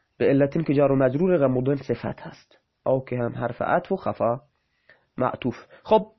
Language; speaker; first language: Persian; non-native, local second language; Baluchi